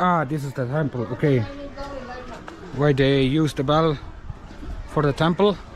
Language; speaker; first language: English; non-native, fluent; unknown